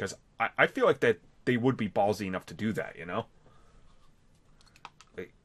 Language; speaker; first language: English; native; English